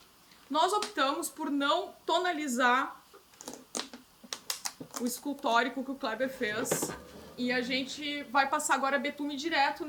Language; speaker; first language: Portuguese; native; Portuguese